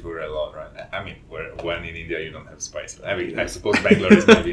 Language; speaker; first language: English; non-native, fluent; Polish